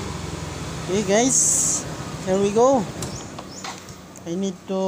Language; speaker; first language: English; non-native, learner; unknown